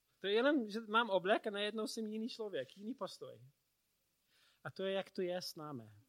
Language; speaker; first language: Czech; non-native, learner; English